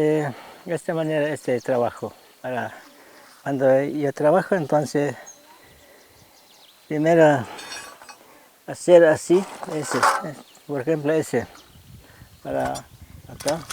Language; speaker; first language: Spanish; non-native, local second language; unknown